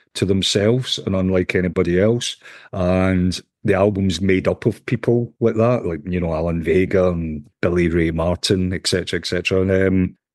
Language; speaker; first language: English; native; English